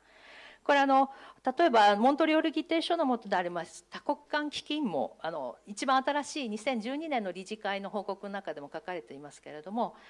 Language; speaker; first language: Japanese; native; Japanese